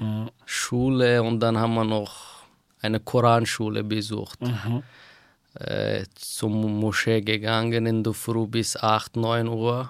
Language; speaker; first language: German; non-native, fluent; Persian